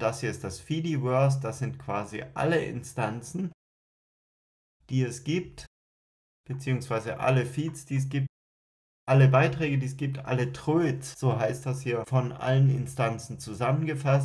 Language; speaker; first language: German; native; German